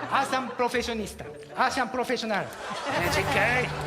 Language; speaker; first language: Bulgarian; non-native, learner; Japanese